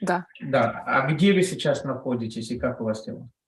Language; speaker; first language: Russian; non-native, fluent; Telugu